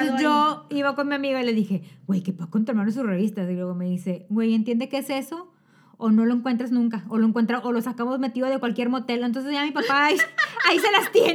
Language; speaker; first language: Spanish; native; Spanish